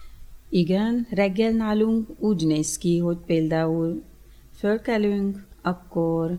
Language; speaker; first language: Hungarian; early bilingual, other home language; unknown